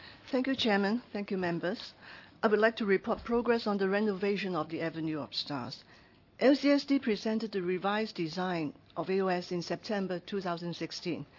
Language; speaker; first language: English; non-native, local second language; Cantonese